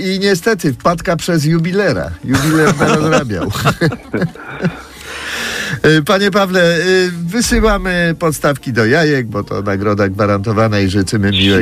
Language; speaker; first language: Polish; native; Polish